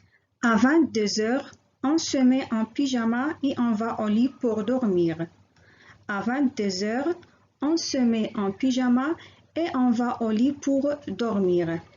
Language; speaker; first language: French; non-native, local second language; Arabic